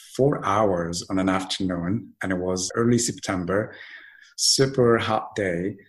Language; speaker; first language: English; non-native, fluent; Arabic